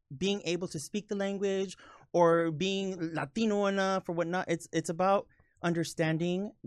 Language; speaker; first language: English; early bilingual, other home language; Spanish